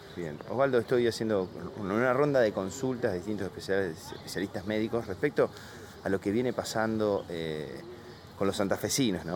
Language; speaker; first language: Spanish; native; Spanish